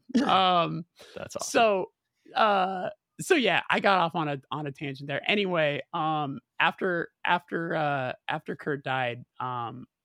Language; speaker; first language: English; native; English